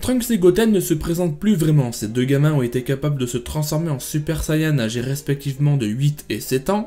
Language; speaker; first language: French; native; French